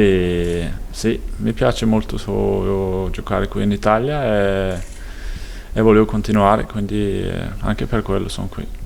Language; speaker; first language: Italian; non-native, fluent; Danish